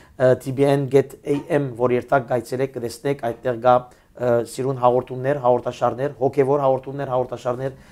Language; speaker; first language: Armenian; early bilingual, heritage; Armenian